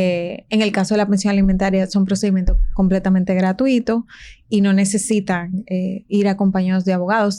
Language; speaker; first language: Spanish; native; Spanish